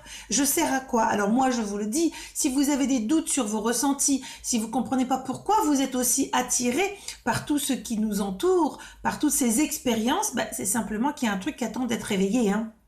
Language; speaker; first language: French; native; French